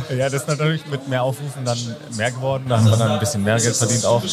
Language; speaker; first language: German; native; German